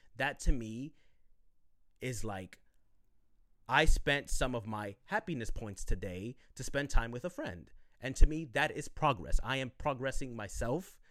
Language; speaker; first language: English; early bilingual, other home language; Spanish